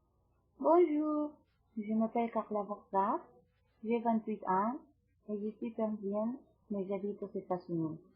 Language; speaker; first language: French; non-native, fluent; Spanish